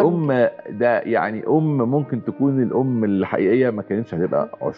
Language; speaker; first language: Arabic; native; Arabic